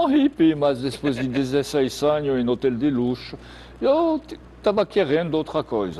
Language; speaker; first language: Portuguese; non-native, fluent; French